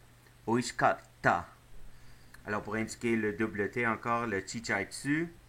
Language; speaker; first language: French; non-native, fluent; English